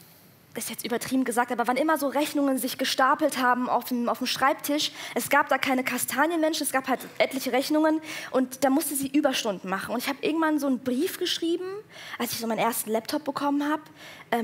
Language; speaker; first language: German; early bilingual, other home language; Persian